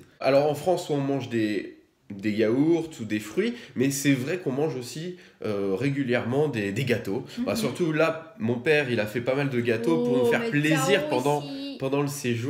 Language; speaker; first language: French; native; French